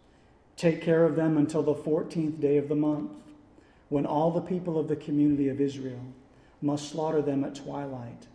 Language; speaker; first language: English; native; English